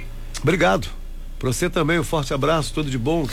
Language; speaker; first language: Portuguese; native; Portuguese